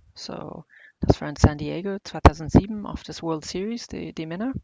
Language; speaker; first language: German; non-native, learner; English